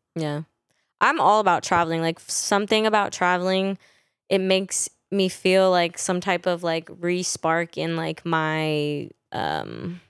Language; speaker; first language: English; early bilingual, other home language; Filipino